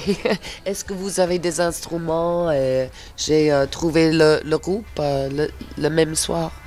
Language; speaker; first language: French; non-native, fluent; English